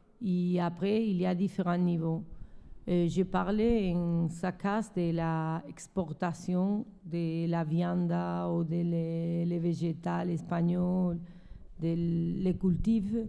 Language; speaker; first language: French; non-native, learner; Spanish